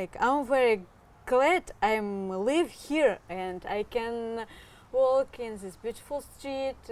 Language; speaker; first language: English; non-native, learner; Ukrainian